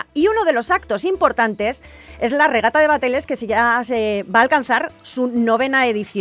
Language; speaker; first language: Spanish; native; Spanish